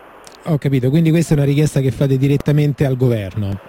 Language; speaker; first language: Italian; native; Italian